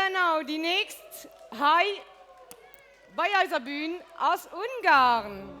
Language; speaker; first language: German; non-native, local second language; Luxembourgish